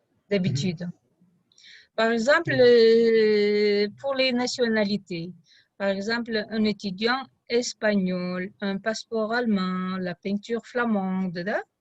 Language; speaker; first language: French; non-native, fluent; Russian